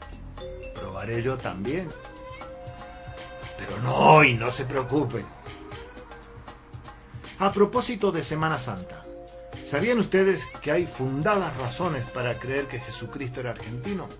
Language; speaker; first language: Spanish; native; Spanish